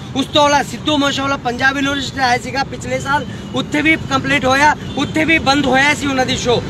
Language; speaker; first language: Punjabi; non-native, fluent; Kannada